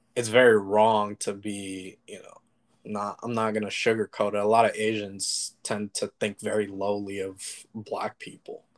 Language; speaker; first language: English; early bilingual, other home language; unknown